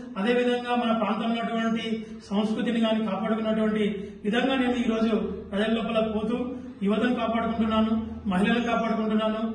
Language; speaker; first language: Telugu; native; Telugu